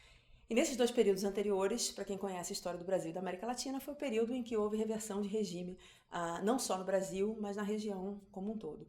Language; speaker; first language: Portuguese; native; Portuguese